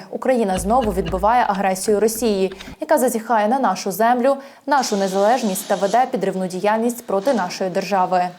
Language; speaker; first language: Ukrainian; native; Ukrainian